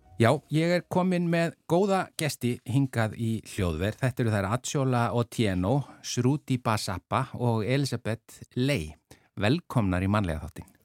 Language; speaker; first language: Icelandic; native; Icelandic